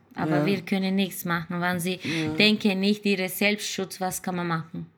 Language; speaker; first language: German; non-native, learner; Turkish